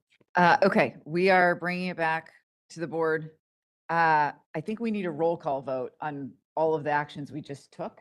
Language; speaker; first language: English; native; English